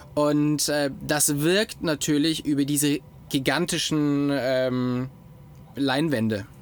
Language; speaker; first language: German; native; German